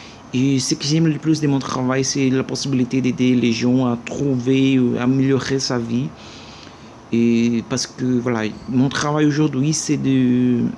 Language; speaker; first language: French; non-native, learner; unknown